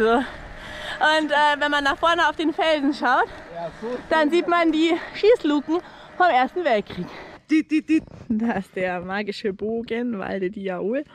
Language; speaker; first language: German; native; German